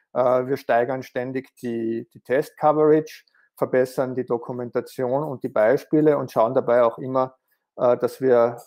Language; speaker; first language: German; native; German